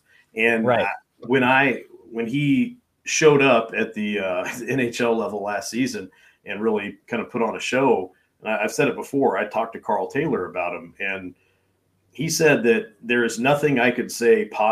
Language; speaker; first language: English; native; English